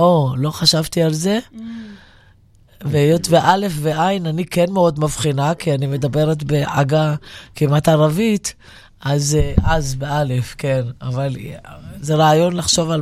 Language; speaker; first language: Hebrew; non-native, local second language; Arabic